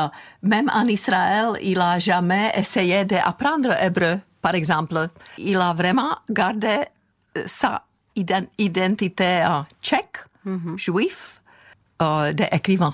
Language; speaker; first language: French; non-native, fluent; Czech